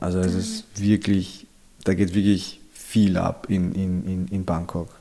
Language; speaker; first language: German; early bilingual, other home language; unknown